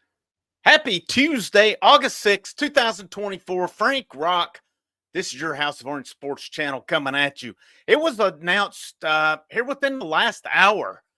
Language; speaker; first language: English; native; English